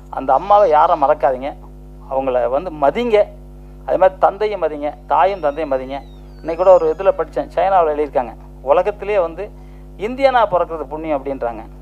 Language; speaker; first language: Tamil; native; Tamil